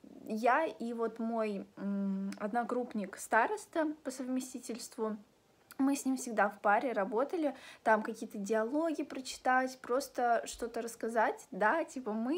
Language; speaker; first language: Russian; native; Russian